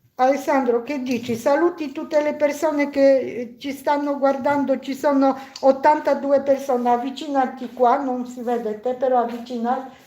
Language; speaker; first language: Italian; non-native, learner; Polish